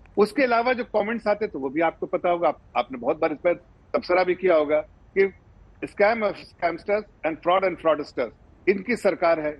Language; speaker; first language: Hindi; native; Hindi